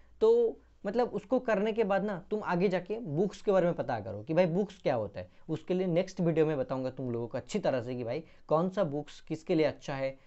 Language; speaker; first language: Hindi; non-native, local second language; Bangla